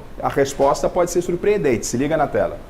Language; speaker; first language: Portuguese; native; Portuguese